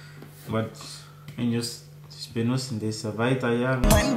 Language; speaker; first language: German; non-native, learner; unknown